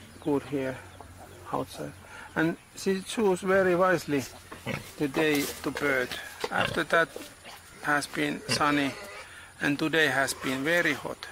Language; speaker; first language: English; non-native, learner; Finnish